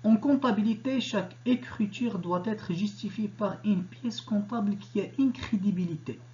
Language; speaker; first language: French; non-native, local second language; Arabic